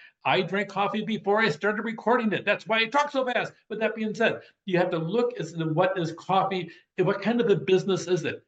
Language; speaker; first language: English; native; English